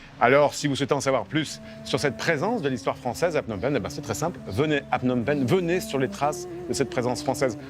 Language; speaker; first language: French; native; French